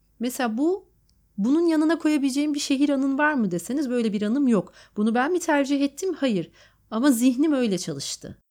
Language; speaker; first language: Turkish; native; Turkish